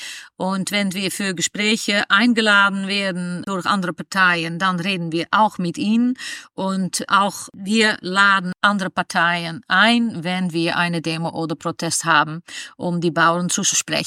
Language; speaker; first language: German; non-native, fluent; Dutch